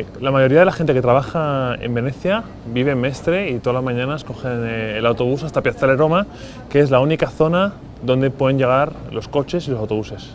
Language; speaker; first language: Spanish; native; Spanish